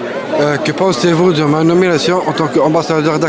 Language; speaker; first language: French; native; French